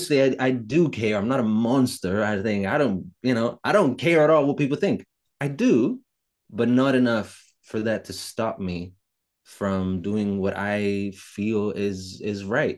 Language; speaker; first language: English; non-native, fluent; Italian